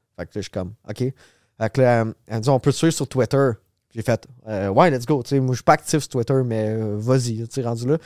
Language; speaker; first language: French; native; French